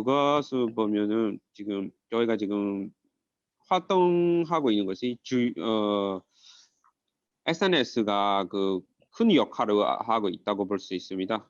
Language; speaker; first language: Korean; non-native, fluent; Burmese